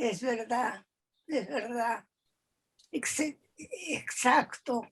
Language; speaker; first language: Spanish; early bilingual, other home language; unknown